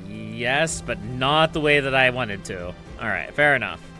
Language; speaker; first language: English; native; English